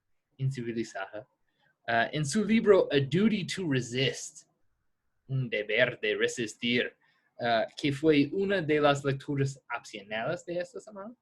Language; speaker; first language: Spanish; non-native, fluent; English